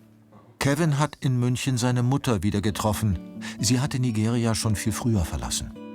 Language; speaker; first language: German; native; German